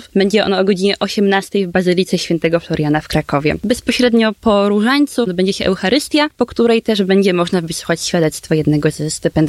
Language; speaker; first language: Polish; native; Polish